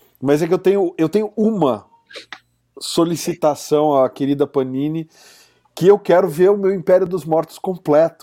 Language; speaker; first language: Portuguese; native; Portuguese